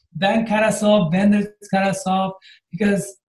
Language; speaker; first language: English; non-native, fluent; Japanese